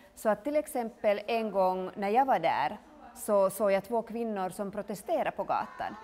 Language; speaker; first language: Swedish; native; Swedish